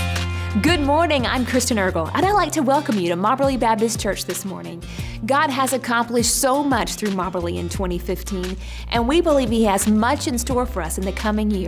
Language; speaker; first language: English; native; English